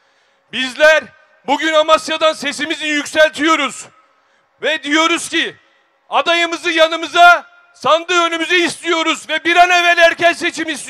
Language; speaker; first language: Turkish; native; Turkish